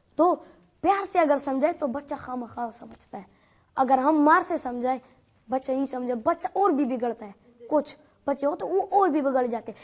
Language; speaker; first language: Urdu; non-native, local second language; Pashto